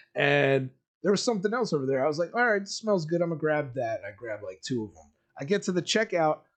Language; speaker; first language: English; native; English